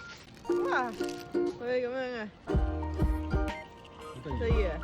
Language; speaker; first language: Cantonese; native; Cantonese